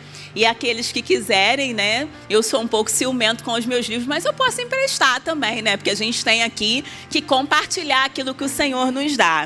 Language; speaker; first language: Portuguese; native; Portuguese